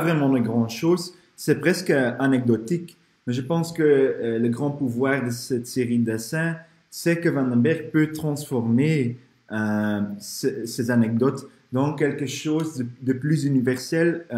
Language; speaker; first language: French; non-native, fluent; Dutch